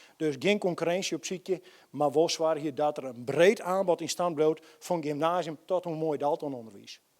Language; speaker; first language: Dutch; non-native, local second language; Western Frisian